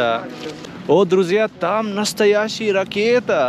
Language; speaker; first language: Russian; non-native, learner; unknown